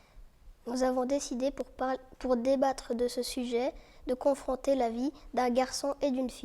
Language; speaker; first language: French; native; French